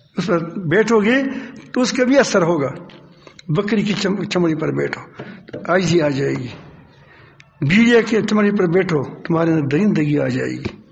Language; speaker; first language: Urdu; non-native, local second language; Pashto